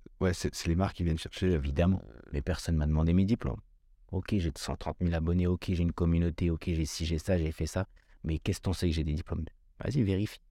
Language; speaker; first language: French; early bilingual, other home language; Kabyle